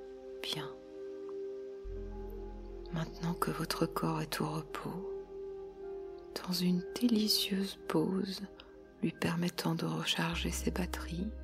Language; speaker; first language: French; native; French